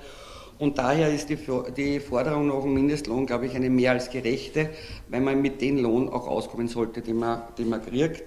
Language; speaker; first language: German; native; German